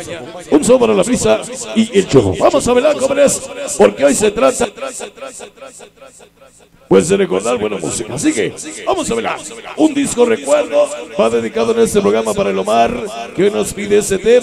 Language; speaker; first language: Spanish; native; Spanish